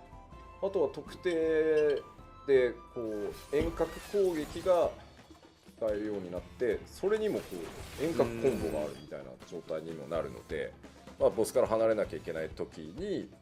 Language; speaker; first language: Japanese; native; Japanese